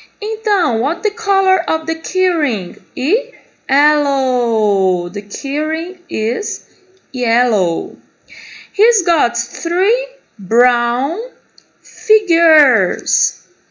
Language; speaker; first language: English; non-native, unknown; Portuguese